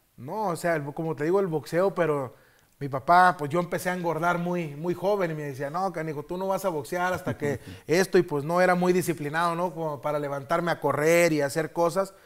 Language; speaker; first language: Spanish; early bilingual, heritage; Spanish